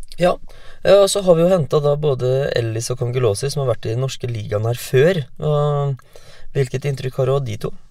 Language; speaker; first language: Norwegian; native; Norwegian